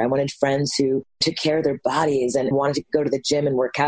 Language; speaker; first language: English; native; English